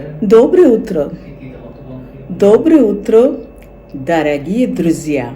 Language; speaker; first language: Russian; non-native, fluent; Bangla